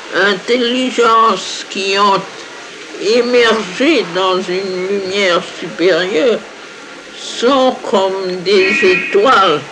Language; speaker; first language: French; native; French